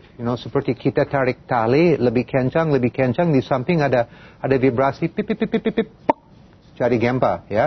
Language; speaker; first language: Indonesian; non-native, fluent; English